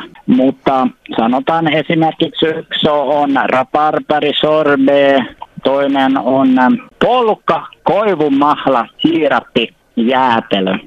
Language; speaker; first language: Finnish; non-native, local second language; Swedish